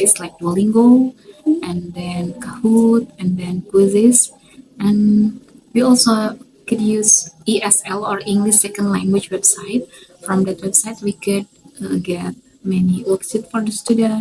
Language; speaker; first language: English; non-native, fluent; Indonesian